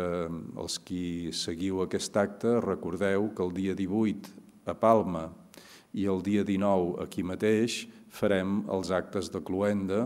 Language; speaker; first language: Catalan; native; Catalan